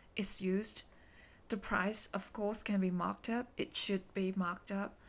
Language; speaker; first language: English; non-native, local second language; Cantonese